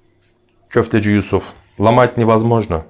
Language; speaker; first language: Russian; non-native, learner; Turkish